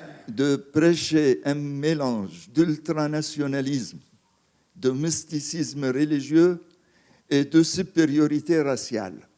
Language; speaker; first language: French; non-native, fluent; Arabic